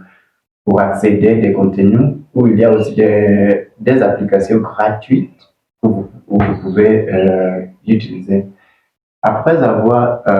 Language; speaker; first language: French; non-native, learner; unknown